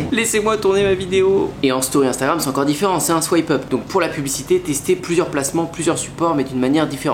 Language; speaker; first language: French; native; French